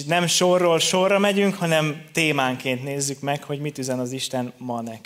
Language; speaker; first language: Hungarian; native; Hungarian